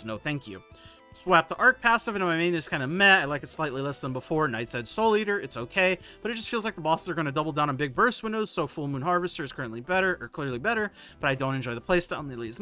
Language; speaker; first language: English; native; English